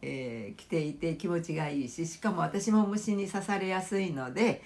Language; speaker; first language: Japanese; native; Japanese